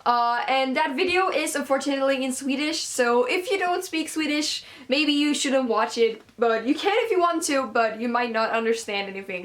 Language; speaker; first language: English; non-native, fluent; Swedish